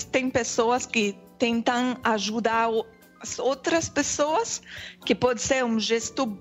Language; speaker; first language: Portuguese; non-native, fluent; French